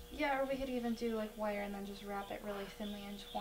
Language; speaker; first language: English; native; English